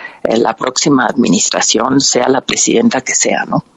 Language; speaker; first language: Spanish; native; Spanish